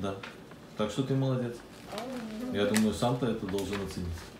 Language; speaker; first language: Russian; native; Russian